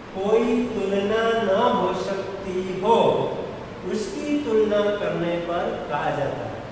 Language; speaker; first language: Hindi; non-native, local second language; Gujarati